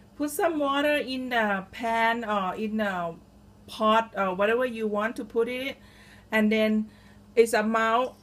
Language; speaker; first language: English; non-native, learner; Thai